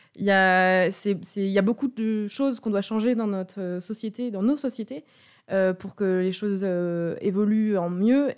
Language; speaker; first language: French; native; French